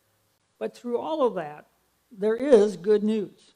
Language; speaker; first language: English; native; English